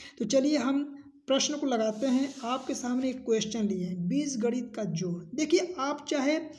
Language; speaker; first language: Hindi; native; Hindi